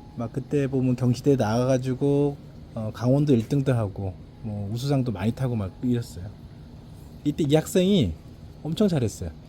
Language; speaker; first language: Korean; native; Korean